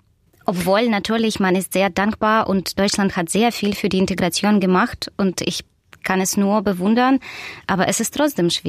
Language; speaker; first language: German; non-native, fluent; Russian